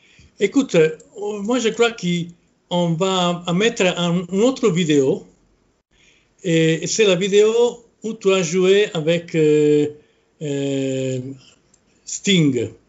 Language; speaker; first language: French; non-native, fluent; Italian